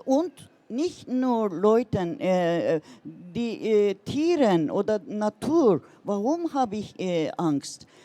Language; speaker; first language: German; non-native, learner; Turkish